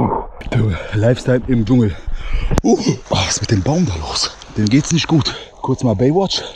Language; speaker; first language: German; early bilingual, other home language; Bosnian